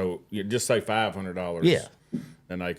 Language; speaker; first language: English; native; English